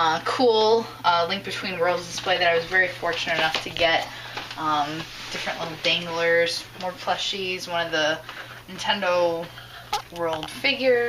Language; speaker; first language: English; native; English